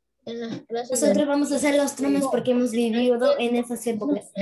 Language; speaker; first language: Spanish; native; Spanish